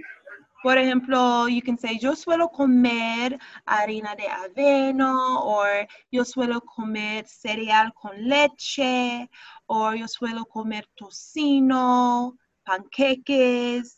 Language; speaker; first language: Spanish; non-native, fluent; English